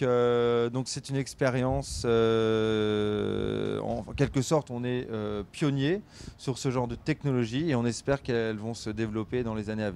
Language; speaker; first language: French; native; French